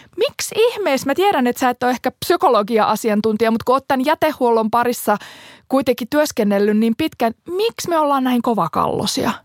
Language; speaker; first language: Finnish; native; Finnish